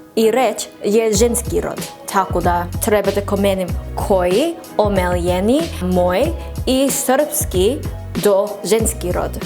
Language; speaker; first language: Croatian; non-native, learner; English